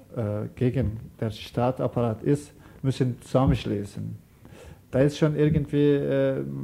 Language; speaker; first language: German; non-native, learner; Turkish